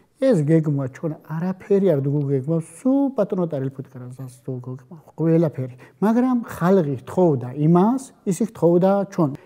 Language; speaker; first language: Georgian; early bilingual, heritage; Georgian